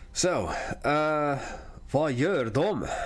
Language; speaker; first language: Swedish; non-native, learner; English